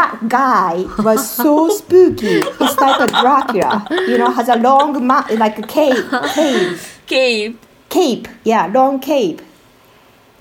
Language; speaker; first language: English; non-native, learner; Japanese